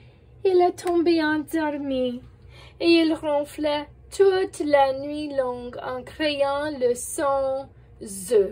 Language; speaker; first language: French; non-native, fluent; English